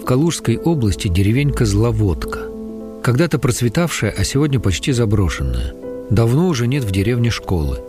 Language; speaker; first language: Russian; native; Russian